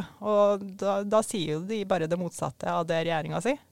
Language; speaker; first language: Norwegian; native; Norwegian